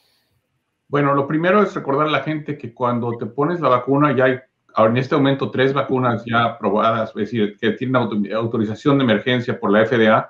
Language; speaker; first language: Spanish; native; Spanish